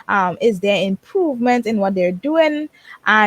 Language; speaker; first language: English; native; English